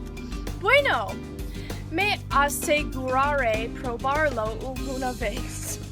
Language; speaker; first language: Spanish; non-native, learner; English